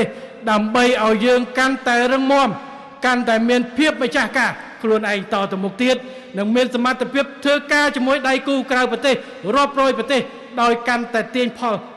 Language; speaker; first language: Khmer; native; Khmer